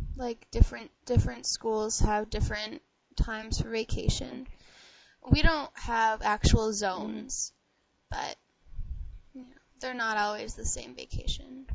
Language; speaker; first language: English; native; English